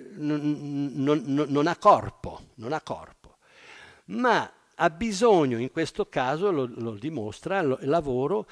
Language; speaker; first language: Italian; native; Italian